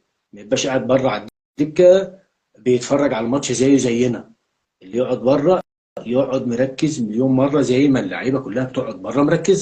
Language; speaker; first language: Arabic; native; Arabic